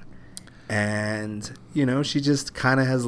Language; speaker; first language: English; native; English